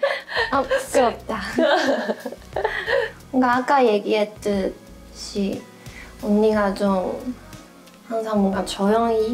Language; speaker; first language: Korean; non-native, fluent; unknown